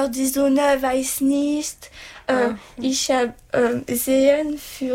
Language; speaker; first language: German; non-native, learner; French